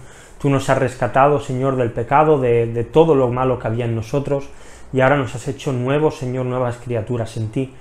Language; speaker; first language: Spanish; native; Spanish